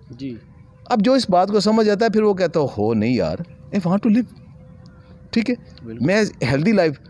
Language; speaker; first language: Urdu; non-native, local second language; Punjabi